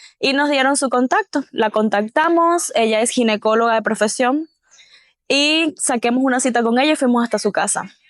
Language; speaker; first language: Spanish; native; Spanish